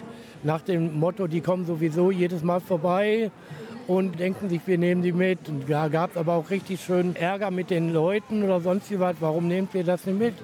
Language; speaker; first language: German; native; German